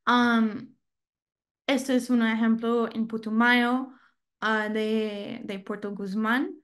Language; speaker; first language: Spanish; non-native, learner; English